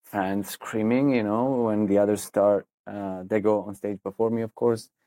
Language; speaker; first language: English; non-native, fluent; Italian